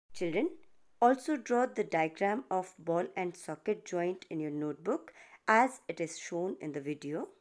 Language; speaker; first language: Hindi; native; Hindi